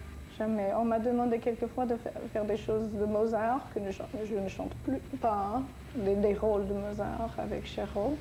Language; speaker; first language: French; non-native, fluent; English